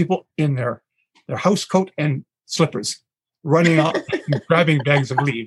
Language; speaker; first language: English; native; English